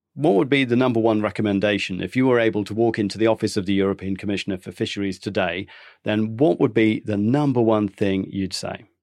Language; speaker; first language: English; native; English